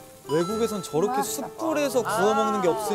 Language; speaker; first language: Korean; native; Korean